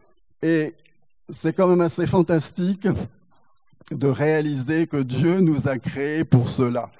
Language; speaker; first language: French; native; French